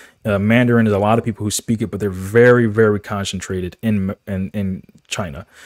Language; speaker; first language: English; native; English